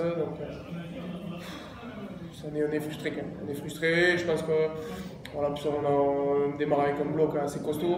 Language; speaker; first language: French; native; French